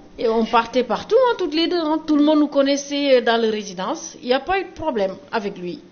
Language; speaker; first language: French; non-native, local second language; Wolof